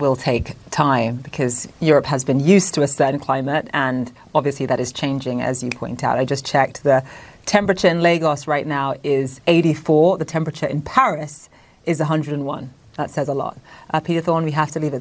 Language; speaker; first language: English; native; English